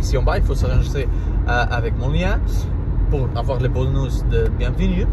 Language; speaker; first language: French; non-native, learner; Portuguese